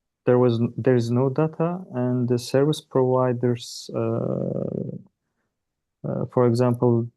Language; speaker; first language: English; non-native, learner; Turkish